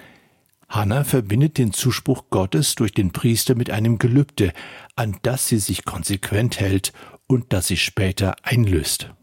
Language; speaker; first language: German; native; German